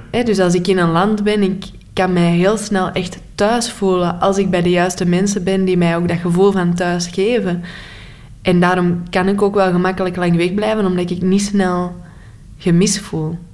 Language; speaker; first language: Dutch; native; Dutch